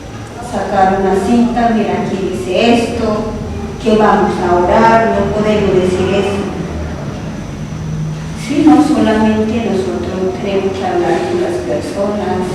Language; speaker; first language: Spanish; non-native, local second language; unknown